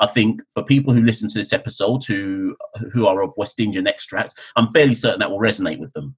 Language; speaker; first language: English; native; English